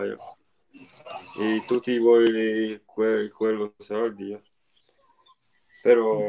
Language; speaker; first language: Italian; non-native, learner; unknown